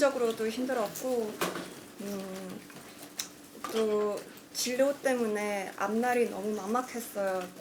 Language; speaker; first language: Korean; non-native, fluent; Cantonese